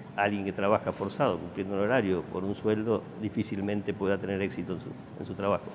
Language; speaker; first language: Spanish; native; Spanish